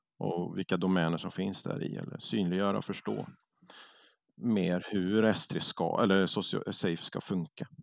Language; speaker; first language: Swedish; native; Swedish